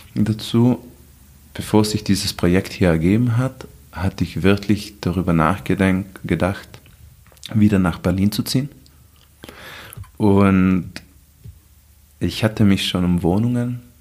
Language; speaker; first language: German; non-native, local second language; Ladin